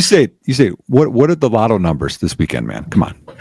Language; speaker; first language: English; native; English